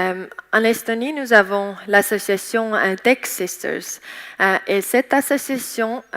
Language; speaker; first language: French; non-native, learner; Estonian